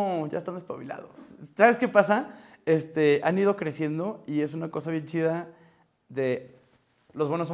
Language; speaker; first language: Spanish; native; Spanish